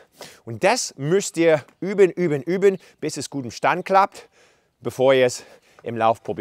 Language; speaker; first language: German; non-native, fluent; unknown